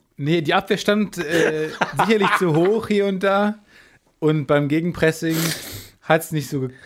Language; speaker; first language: German; native; German